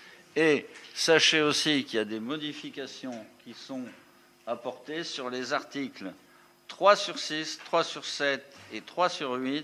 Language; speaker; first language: French; native; French